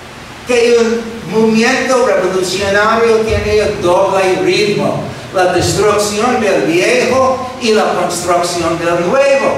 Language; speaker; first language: Spanish; non-native, fluent; English